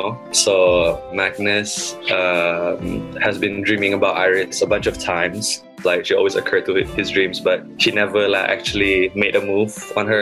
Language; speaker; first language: English; non-native, local second language; Malay